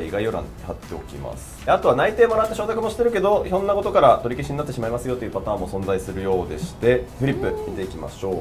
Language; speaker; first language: Japanese; native; Japanese